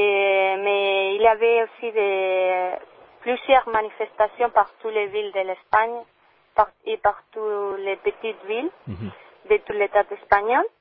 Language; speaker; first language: French; non-native, learner; Spanish